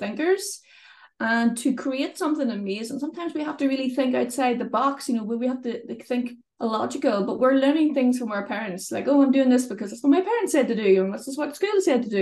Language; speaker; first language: English; native; English